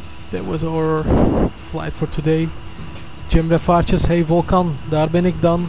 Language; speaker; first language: English; non-native, fluent; Turkish